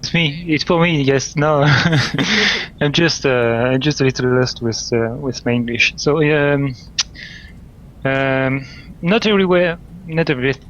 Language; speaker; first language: English; non-native, learner; French